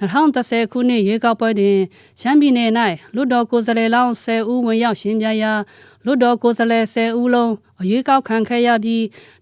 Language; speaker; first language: Burmese; non-native, local second language; Pa'o Karen